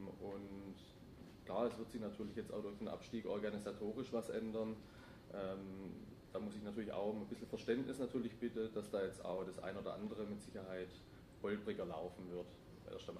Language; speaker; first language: German; native; German